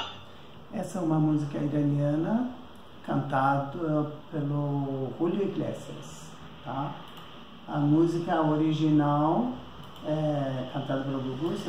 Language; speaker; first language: Portuguese; non-native, fluent; Persian